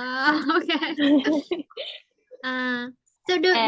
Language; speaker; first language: English; non-native, fluent; Vietnamese